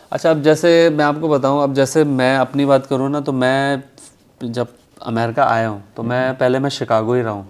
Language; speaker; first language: Urdu; native; Urdu